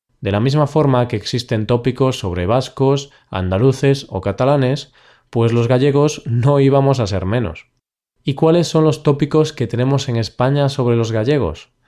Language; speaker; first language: Spanish; native; Spanish